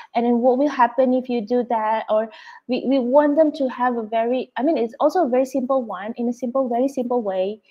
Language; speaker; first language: English; non-native, fluent; Indonesian